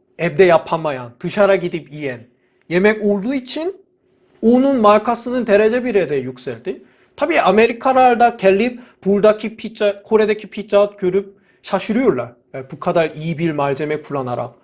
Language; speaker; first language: Turkish; non-native, fluent; Korean